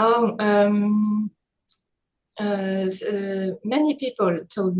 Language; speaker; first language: English; non-native, learner; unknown